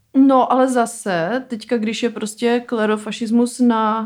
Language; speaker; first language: Czech; native; Czech